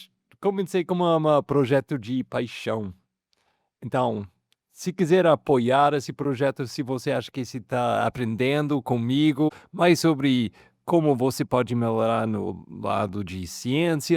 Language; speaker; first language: Portuguese; non-native, fluent; English